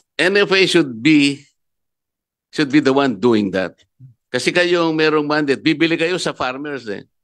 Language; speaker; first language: Filipino; non-native, local second language; Pampanga